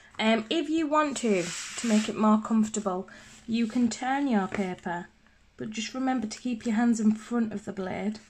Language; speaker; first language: English; native; English